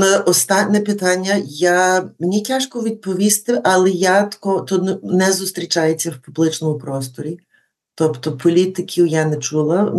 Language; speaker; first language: Ukrainian; early bilingual, heritage; Ukrainian